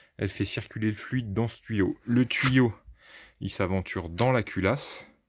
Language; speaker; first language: French; native; French